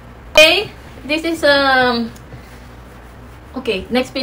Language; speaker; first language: English; non-native, local second language; Filipino